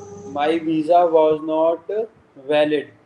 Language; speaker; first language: English; non-native, local second language; Hindi